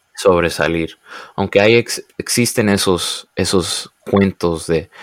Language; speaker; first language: Spanish; early bilingual, heritage; Spanish